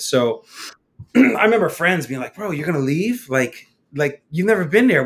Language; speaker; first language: English; native; English